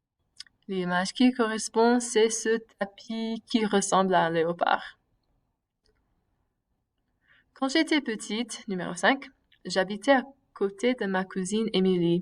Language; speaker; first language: French; non-native, fluent; English